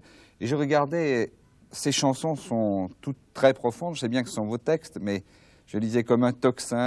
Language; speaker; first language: French; native; French